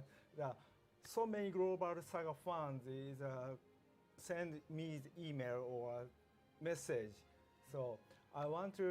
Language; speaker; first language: English; non-native, learner; Japanese